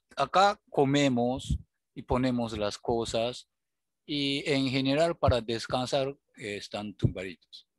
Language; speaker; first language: Spanish; non-native, fluent; Japanese